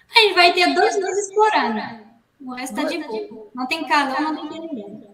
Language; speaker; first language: Portuguese; non-native, fluent; French